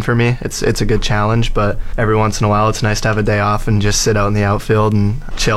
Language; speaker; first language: English; native; English